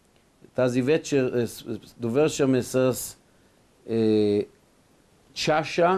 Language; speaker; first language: Bulgarian; non-native, fluent; Hebrew